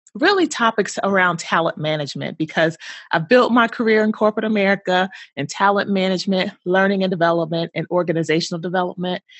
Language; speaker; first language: English; native; English